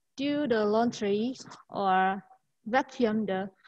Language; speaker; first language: English; non-native, fluent; Vietnamese